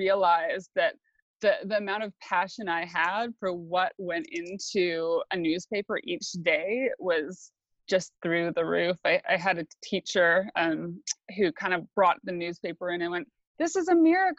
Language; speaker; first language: English; native; English